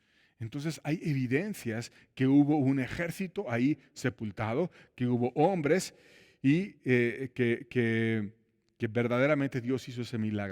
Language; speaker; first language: Spanish; native; Spanish